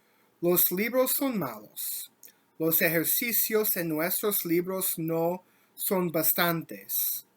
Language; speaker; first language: Spanish; non-native, learner; English